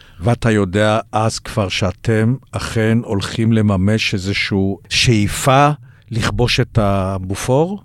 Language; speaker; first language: Hebrew; native; Hebrew